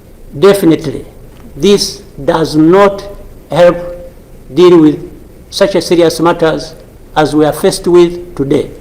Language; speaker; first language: English; non-native, local second language; Kinyarwanda